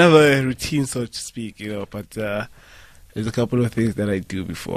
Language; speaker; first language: English; non-native, local second language; Northern Sotho